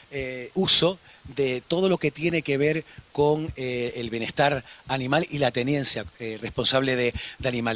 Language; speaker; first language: Spanish; native; Spanish